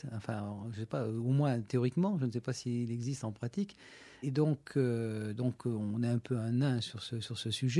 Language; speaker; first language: French; native; French